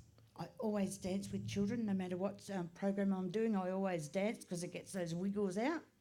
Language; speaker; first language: English; native; English